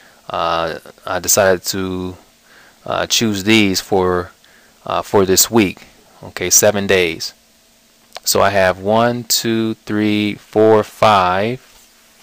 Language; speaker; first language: English; native; English